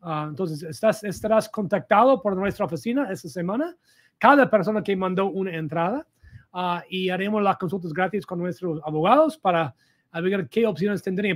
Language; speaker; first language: Spanish; non-native, fluent; English